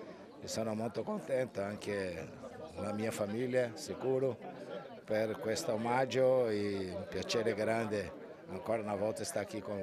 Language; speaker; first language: Italian; non-native, fluent; Portuguese